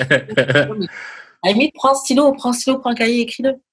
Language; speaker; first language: French; native; French